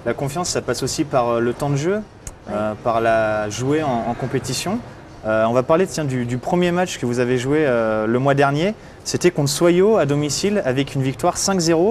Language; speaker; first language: French; native; French